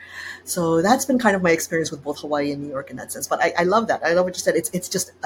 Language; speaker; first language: English; native; English